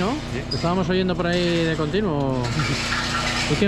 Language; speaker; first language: Spanish; native; Spanish